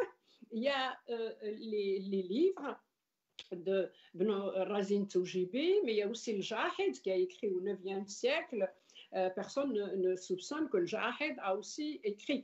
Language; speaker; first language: French; non-native, local second language; Arabic